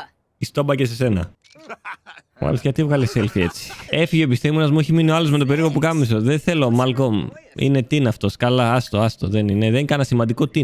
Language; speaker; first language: Greek; native; Greek